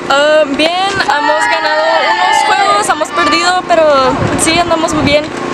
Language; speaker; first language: Spanish; early bilingual, other home language; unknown